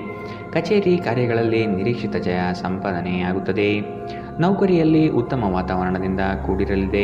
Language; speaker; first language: Kannada; native; Kannada